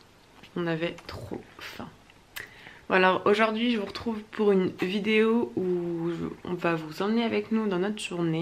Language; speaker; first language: French; native; French